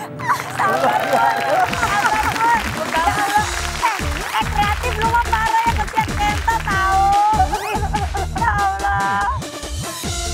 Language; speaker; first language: Indonesian; native; Indonesian